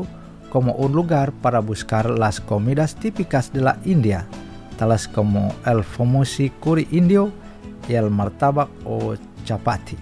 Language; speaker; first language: Spanish; non-native, fluent; Indonesian